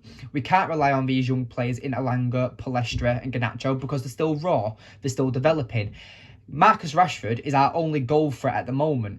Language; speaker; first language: English; native; English